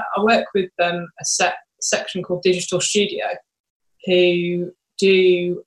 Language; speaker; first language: English; native; English